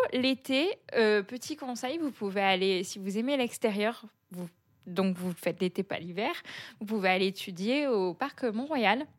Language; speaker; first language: French; native; French